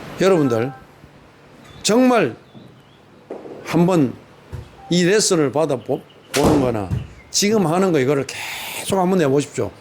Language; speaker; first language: Korean; native; Korean